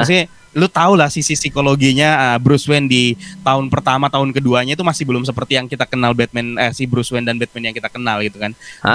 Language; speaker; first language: Indonesian; native; Indonesian